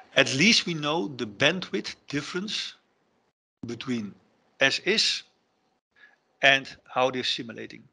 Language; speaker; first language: English; non-native, fluent; Dutch